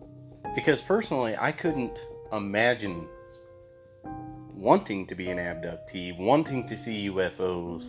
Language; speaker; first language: English; native; English